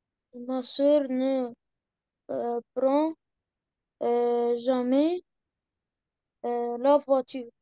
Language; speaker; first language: French; non-native, learner; Arabic